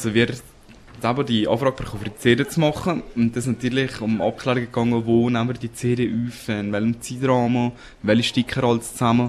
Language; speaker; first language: German; native; German